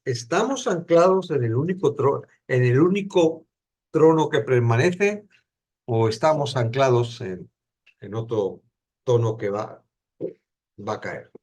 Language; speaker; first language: Spanish; native; Spanish